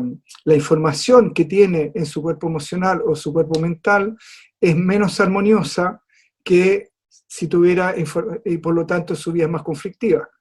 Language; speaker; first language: Spanish; native; Spanish